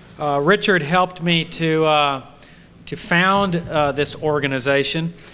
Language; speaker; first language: English; native; English